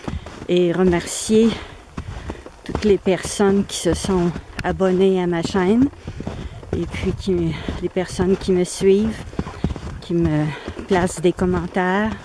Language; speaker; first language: French; native; French